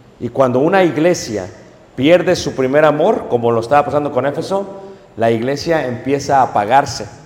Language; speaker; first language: Spanish; native; Spanish